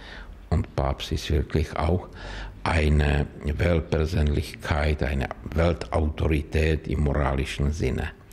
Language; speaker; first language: German; non-native, learner; Czech